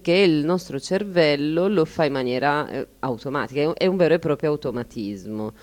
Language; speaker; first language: Italian; native; Italian